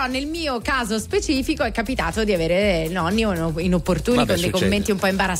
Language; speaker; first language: Italian; native; Italian